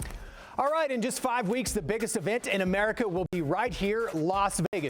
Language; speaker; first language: English; native; English